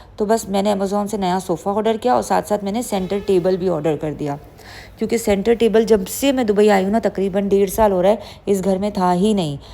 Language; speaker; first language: Urdu; native; Urdu